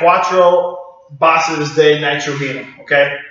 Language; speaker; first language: Spanish; non-native, learner; English